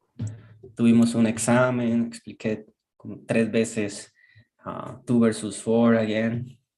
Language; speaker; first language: Spanish; non-native, fluent; English